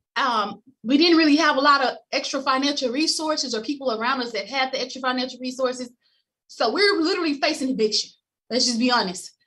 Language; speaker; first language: English; native; English